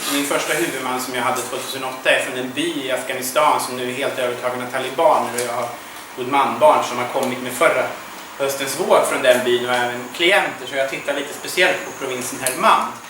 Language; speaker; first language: Swedish; native; Swedish